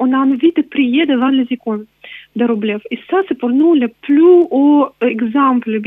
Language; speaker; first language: French; non-native, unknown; Russian